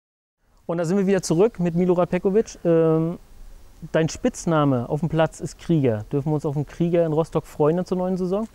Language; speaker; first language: German; native; German